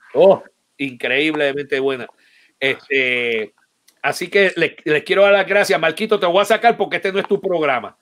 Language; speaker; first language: Spanish; native; Spanish